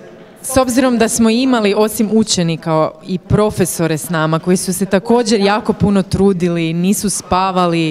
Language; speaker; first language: Croatian; native; Croatian